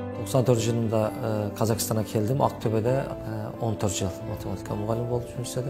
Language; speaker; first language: Kazakh; non-native, learner; Turkish